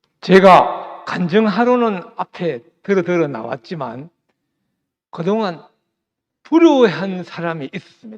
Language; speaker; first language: Korean; native; Korean